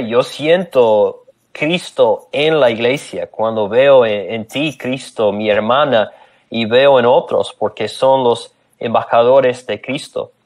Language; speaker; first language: Spanish; non-native, fluent; English